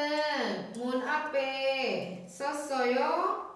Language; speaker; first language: Korean; non-native, fluent; Indonesian